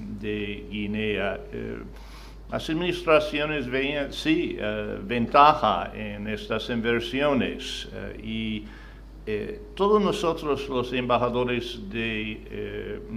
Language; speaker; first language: Spanish; non-native, fluent; English